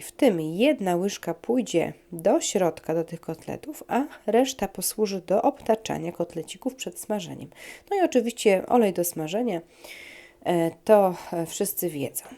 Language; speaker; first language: Polish; native; Polish